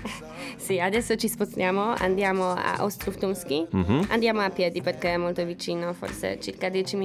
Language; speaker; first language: Italian; non-native, fluent; Polish